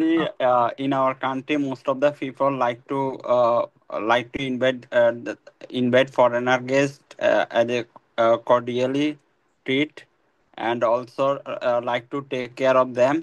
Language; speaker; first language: English; non-native, learner; Bangla